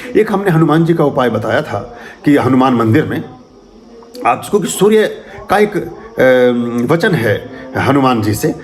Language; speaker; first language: Hindi; native; Hindi